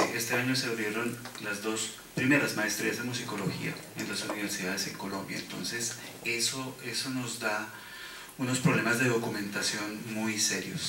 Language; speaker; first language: Spanish; native; Spanish